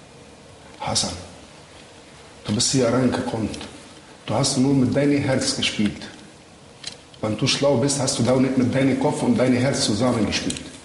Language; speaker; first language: German; non-native, learner; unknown